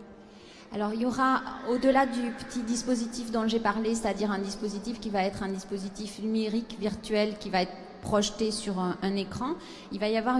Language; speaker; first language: French; native; French